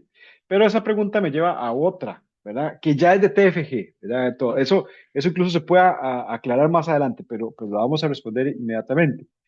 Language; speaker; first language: Spanish; native; Spanish